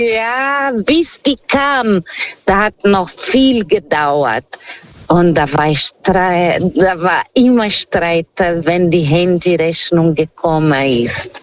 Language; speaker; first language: German; non-native, fluent; Portuguese